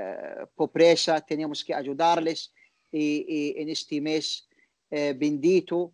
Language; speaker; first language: Spanish; non-native, learner; Arabic